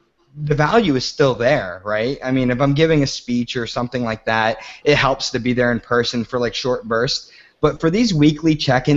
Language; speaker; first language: English; native; English